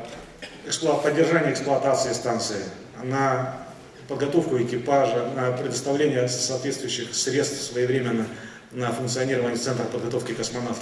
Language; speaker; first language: Russian; native; Russian